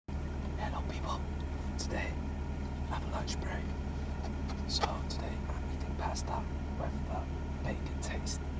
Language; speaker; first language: English; non-native, fluent; Dutch